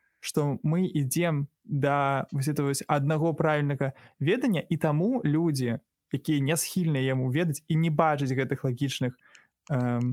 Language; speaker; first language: Belarusian; non-native, local second language; Russian